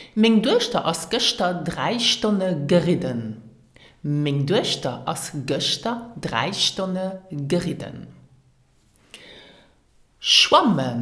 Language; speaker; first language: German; non-native, learner; English